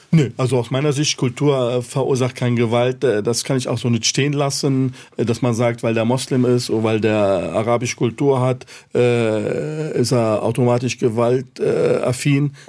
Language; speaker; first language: German; early bilingual, other home language; Arabic